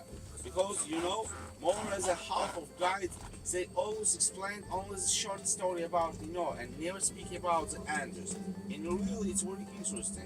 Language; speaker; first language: English; non-native, learner; Georgian